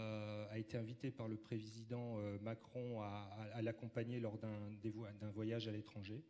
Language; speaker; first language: French; native; French